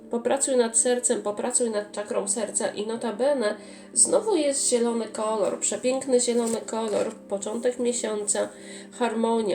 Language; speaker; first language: Polish; native; Polish